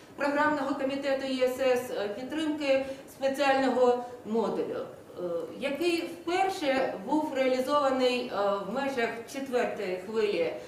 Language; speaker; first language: Ukrainian; native; Ukrainian